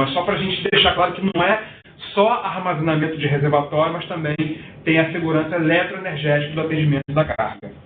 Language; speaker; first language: Portuguese; native; Portuguese